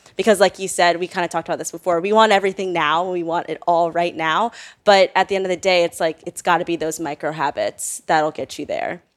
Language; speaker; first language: English; native; English